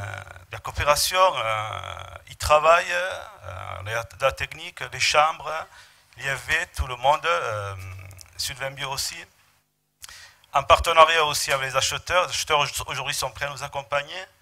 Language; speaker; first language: French; native; French